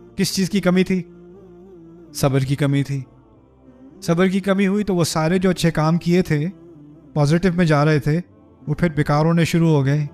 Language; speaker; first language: Urdu; early bilingual, heritage; Urdu